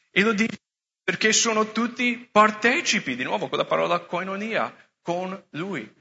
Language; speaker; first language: Italian; non-native, fluent; English